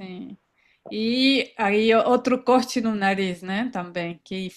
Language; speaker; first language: Portuguese; non-native, fluent; Spanish